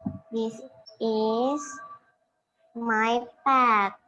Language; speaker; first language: English; non-native, learner; Indonesian